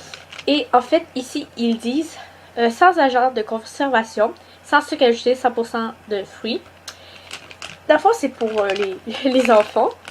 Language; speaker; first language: French; native; French